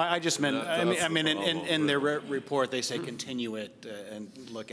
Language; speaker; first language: English; native; English